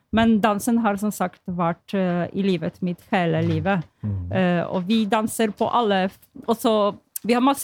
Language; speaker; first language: Norwegian; non-native, fluent; Polish